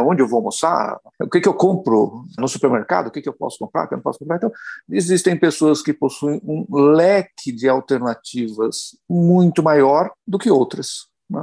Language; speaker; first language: Portuguese; native; Portuguese